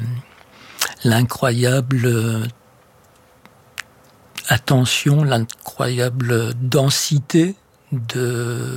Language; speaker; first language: French; native; French